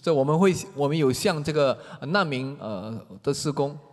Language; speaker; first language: Chinese; native; Chinese